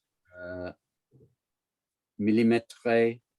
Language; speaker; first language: French; non-native, learner; English